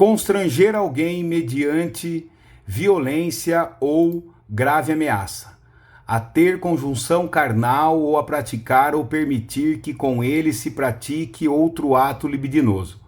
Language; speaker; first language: Portuguese; native; Portuguese